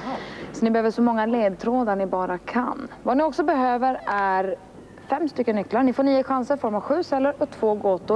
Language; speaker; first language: Swedish; native; Swedish